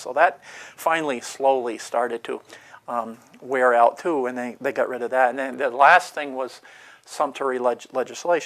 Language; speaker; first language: English; native; English